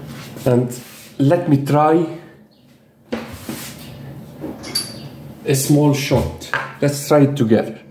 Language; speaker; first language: English; non-native, fluent; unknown